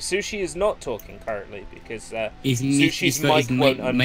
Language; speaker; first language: English; native; English